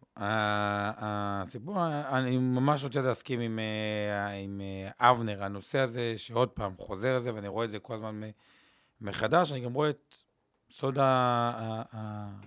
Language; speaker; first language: Hebrew; native; Hebrew